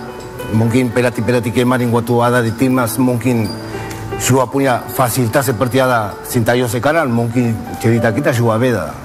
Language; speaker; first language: Indonesian; non-native, fluent; Spanish